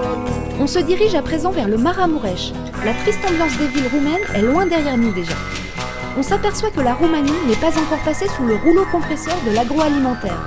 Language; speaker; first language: French; native; French